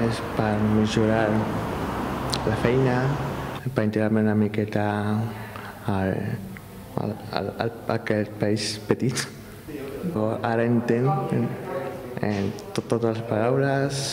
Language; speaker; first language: Catalan; non-native, learner; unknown